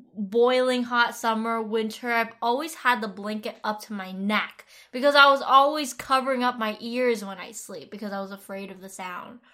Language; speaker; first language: English; non-native, fluent; Vietnamese